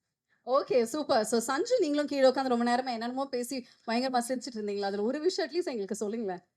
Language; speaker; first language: Tamil; native; Tamil